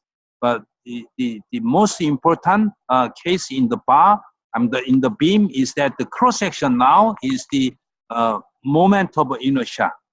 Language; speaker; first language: English; non-native, fluent; Korean